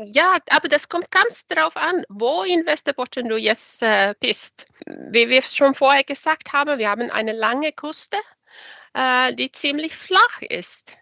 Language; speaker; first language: German; non-native, fluent; Swedish